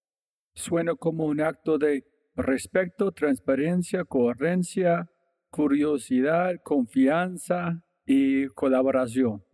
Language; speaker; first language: Spanish; non-native, fluent; English